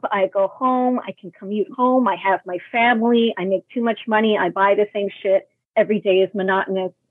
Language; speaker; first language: English; native; English